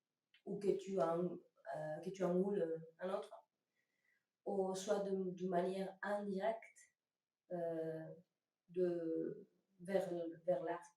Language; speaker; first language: French; non-native, learner; Spanish